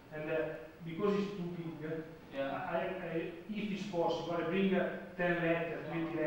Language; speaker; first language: English; non-native, learner; Italian